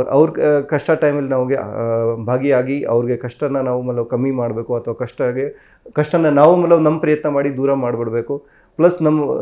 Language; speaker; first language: Kannada; non-native, fluent; Hindi